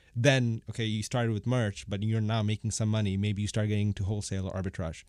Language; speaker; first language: English; non-native, fluent; Bangla